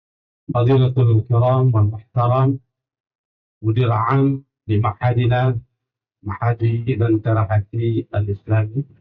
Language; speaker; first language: Arabic; non-native, fluent; Indonesian